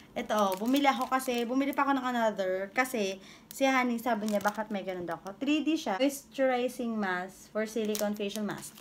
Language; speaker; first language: Filipino; native; Filipino